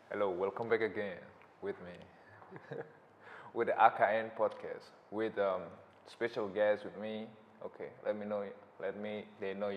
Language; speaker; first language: English; non-native, learner; Indonesian